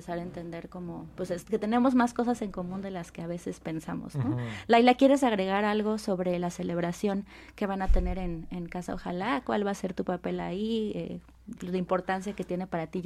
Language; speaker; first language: Spanish; native; Spanish